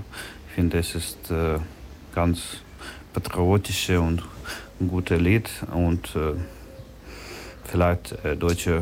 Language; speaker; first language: German; non-native, learner; Ukrainian